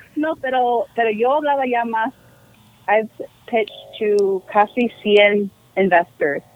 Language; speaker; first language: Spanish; non-native, fluent; English